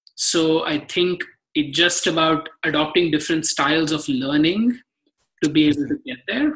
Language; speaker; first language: English; non-native, local second language; Telugu